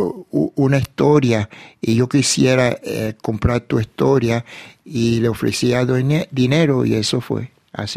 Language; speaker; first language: Spanish; early bilingual, heritage; Spanish